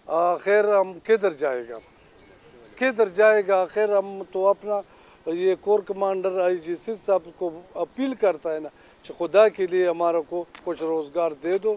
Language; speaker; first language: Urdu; non-native, local second language; Pashto